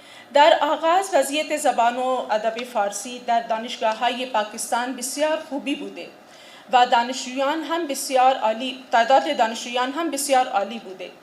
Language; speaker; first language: Persian; non-native, fluent; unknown